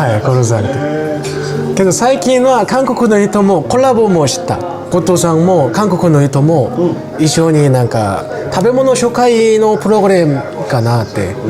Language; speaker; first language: Japanese; non-native, learner; Korean